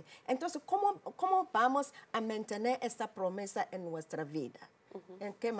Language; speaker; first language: Spanish; non-native, learner; English